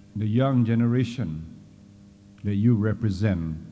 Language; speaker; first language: English; non-native, local second language; Malay